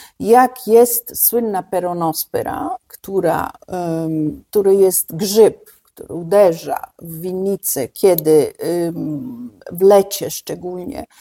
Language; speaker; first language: Polish; non-native, fluent; Italian